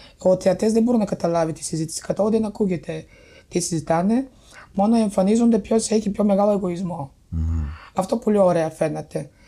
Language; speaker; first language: Greek; non-native, fluent; Bulgarian